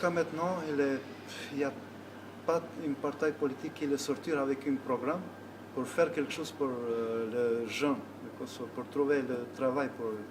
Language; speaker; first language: French; non-native, learner; Albanian